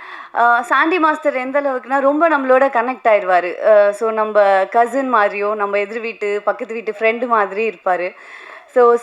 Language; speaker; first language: Tamil; non-native, learner; Malayalam